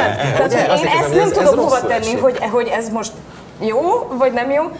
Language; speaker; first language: Hungarian; early bilingual, heritage; Hungarian